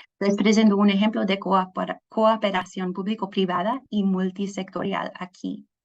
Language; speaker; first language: Spanish; non-native, fluent; English